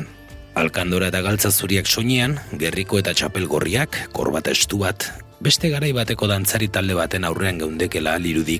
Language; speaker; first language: Basque; native; Basque